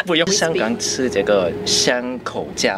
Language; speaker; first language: Chinese; non-native, local second language; Cantonese